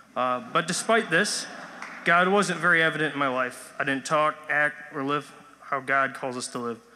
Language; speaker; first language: English; native; English